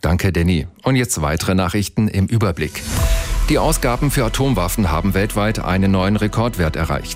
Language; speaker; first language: German; native; German